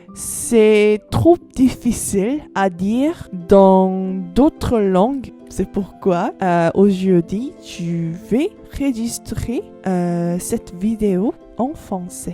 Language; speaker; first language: French; non-native, learner; Korean